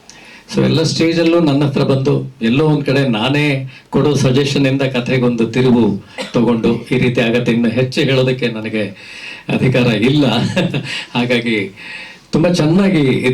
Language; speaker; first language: Kannada; native; Kannada